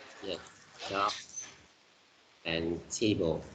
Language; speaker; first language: English; non-native, learner; Vietnamese